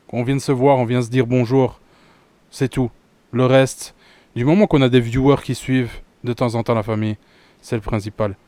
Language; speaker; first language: French; native; French